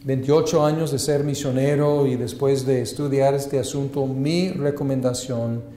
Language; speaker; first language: Spanish; non-native, fluent; English